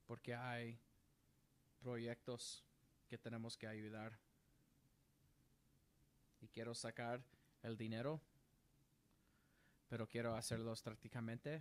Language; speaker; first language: Spanish; non-native, learner; English